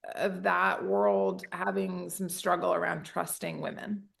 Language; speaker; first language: English; native; English